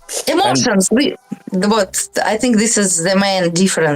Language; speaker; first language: English; non-native, learner; Russian